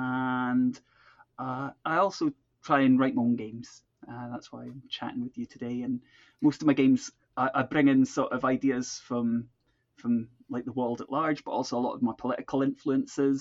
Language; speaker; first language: English; native; English